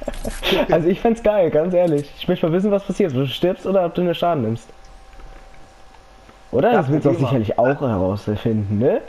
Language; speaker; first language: German; native; German